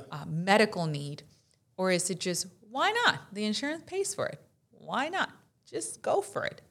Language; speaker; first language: English; non-native, fluent; Spanish